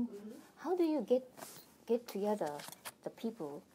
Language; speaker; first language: English; non-native, learner; Japanese